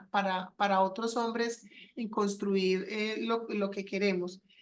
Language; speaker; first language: Spanish; native; Spanish